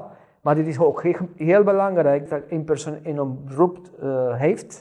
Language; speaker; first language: Dutch; non-native, fluent; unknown